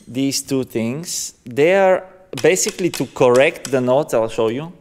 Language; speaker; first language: English; non-native, fluent; Bulgarian